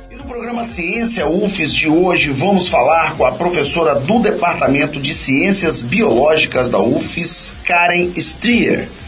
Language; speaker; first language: Portuguese; native; Portuguese